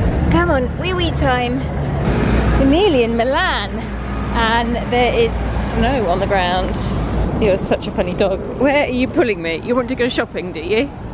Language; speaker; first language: English; native; English